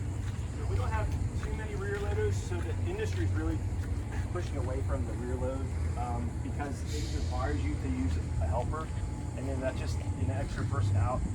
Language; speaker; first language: English; native; English